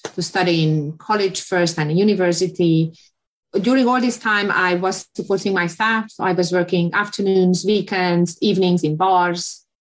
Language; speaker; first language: English; non-native, fluent; Hungarian